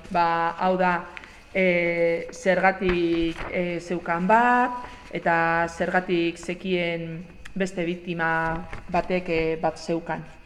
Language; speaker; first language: Basque; non-native, local second language; Spanish